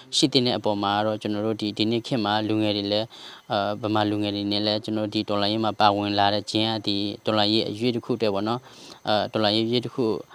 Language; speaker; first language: Burmese; non-native, local second language; S'gaw Karen